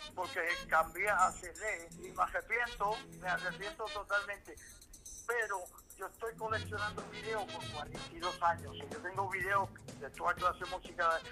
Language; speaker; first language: Spanish; early bilingual, heritage; Spanish